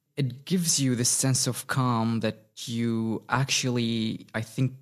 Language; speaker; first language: English; non-native, fluent; Arabic